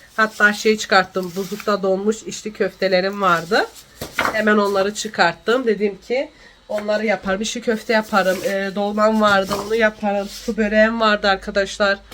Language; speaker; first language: Turkish; early bilingual, heritage; Turkish